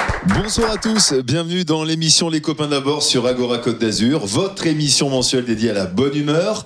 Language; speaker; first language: French; native; French